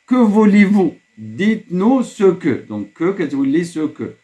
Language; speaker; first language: French; non-native, local second language; Arabic